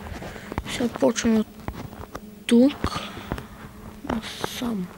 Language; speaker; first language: Bulgarian; native; Bulgarian